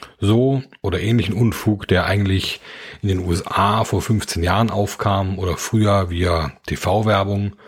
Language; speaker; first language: German; native; German